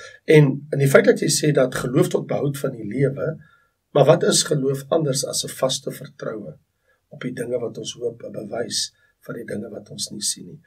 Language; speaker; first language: Afrikaans; native; Afrikaans